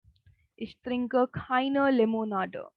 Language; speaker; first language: German; non-native, fluent; Hindi